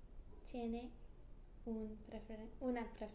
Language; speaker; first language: Spanish; non-native, learner; English